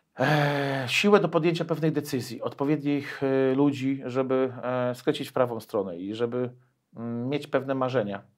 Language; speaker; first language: Polish; native; Polish